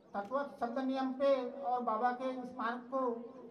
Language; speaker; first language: Hindi; non-native, local second language; Marathi